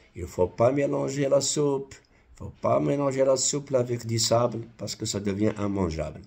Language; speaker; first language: French; non-native, local second language; Arabic